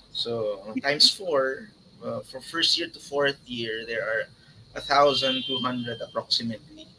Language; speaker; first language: English; non-native, local second language; Filipino